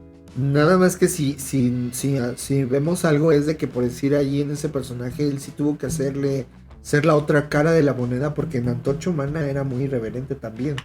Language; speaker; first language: Spanish; native; Spanish